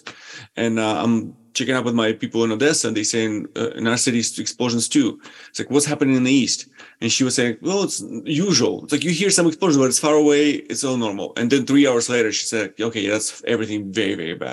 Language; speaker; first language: English; non-native, fluent; Ukrainian